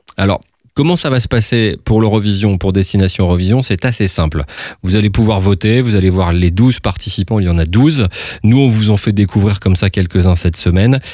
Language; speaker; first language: French; native; French